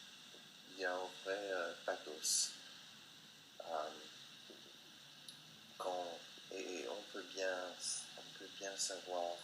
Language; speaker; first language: French; non-native, fluent; English